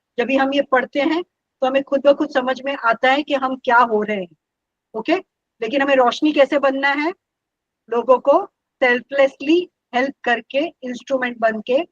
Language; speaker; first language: Hindi; non-native, local second language; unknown